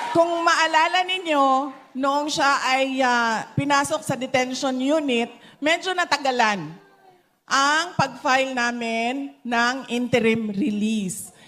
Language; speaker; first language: Filipino; non-native, local second language; Cebuano